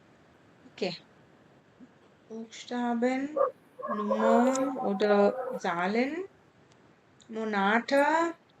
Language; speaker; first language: German; non-native, fluent; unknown